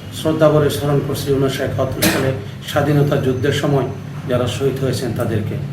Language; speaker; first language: Bangla; non-native, local second language; Chakma